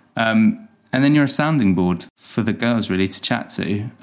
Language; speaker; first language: English; native; English